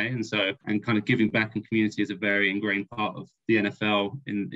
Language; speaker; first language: English; native; English